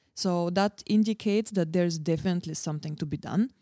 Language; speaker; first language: English; non-native, fluent; Bulgarian